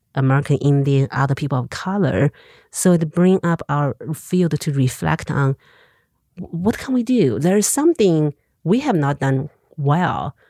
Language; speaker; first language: English; non-native, fluent; Chinese